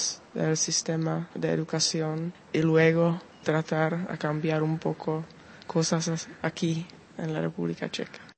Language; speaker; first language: Spanish; non-native, fluent; Czech